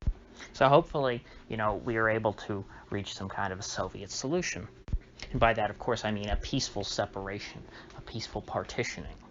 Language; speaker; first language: English; native; English